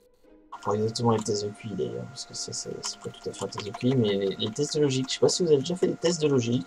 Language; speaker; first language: French; native; French